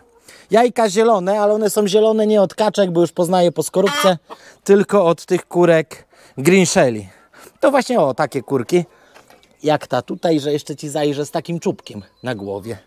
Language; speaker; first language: Polish; native; Polish